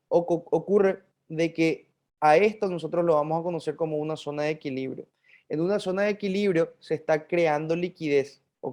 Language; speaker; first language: Spanish; native; Spanish